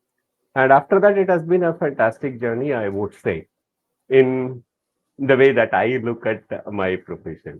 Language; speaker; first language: English; non-native, local second language; Tamil